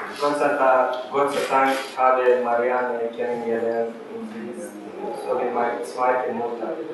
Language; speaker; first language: German; non-native, learner; Arabic